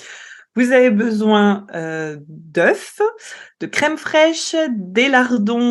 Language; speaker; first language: French; native; French